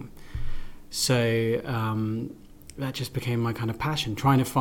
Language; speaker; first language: English; native; English